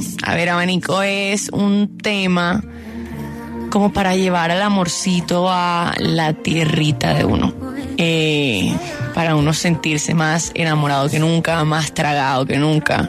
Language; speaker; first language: Spanish; native; Spanish